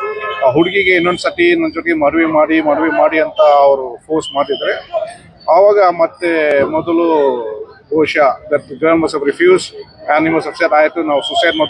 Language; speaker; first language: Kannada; non-native, fluent; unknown